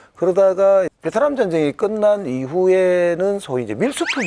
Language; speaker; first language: Korean; native; Korean